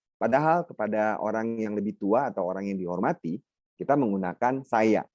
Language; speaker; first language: Indonesian; non-native, local second language; Minangkabau